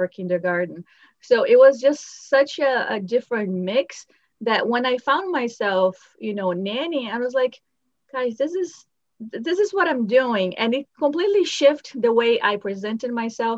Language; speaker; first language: English; non-native, fluent; Portuguese